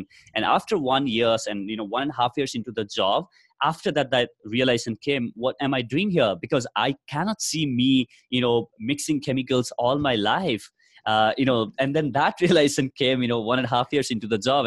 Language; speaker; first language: English; non-native, local second language; Nepali